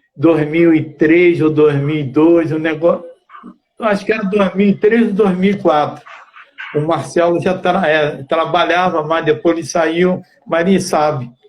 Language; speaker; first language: Portuguese; native; Portuguese